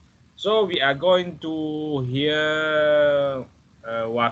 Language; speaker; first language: English; non-native, fluent; Malay